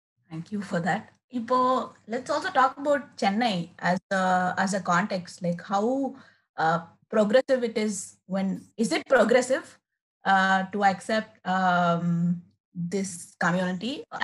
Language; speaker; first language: English; non-native, local second language; Tamil